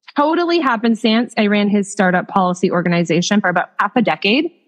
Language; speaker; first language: English; native; English